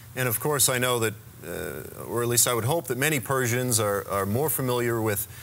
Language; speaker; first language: English; native; English